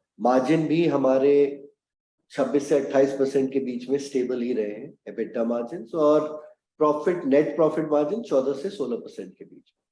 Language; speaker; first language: Hindi; native; Hindi